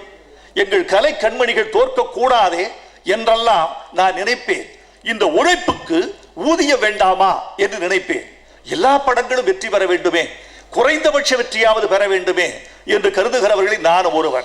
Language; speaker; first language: Tamil; native; Tamil